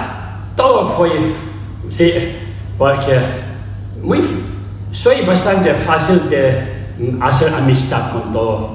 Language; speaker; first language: Spanish; non-native, learner; Tibetan